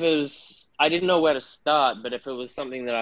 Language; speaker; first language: English; native; English